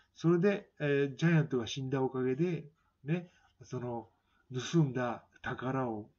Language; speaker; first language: Japanese; native; Japanese